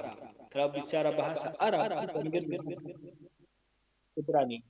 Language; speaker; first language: Indonesian; non-native, learner; Arabic